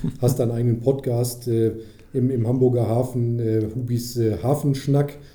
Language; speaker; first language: German; native; German